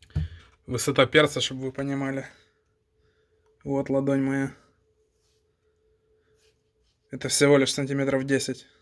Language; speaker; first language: Russian; native; Russian